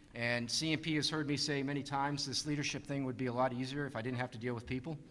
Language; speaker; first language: English; native; English